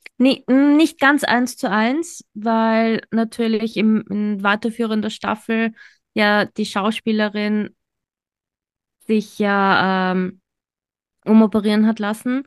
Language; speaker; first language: German; native; German